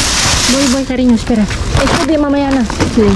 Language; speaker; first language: Spanish; non-native, learner; Filipino